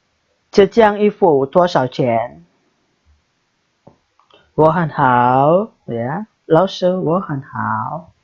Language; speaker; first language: Chinese; non-native, learner; Indonesian